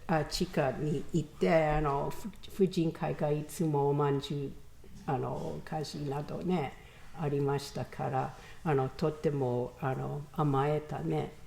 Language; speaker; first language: Japanese; non-native, learner; English